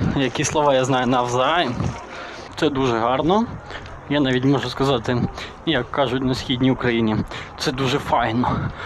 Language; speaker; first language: Ukrainian; non-native, local second language; Russian